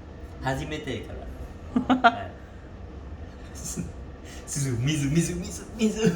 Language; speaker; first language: Japanese; non-native, learner; Vietnamese